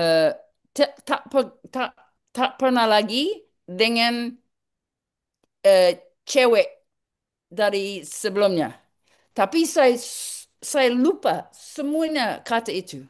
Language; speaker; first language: Indonesian; non-native, learner; English